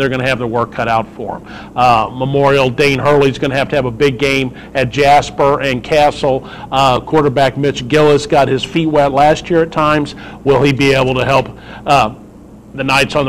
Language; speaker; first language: English; native; English